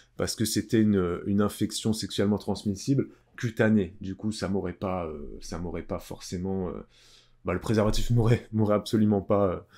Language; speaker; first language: French; native; French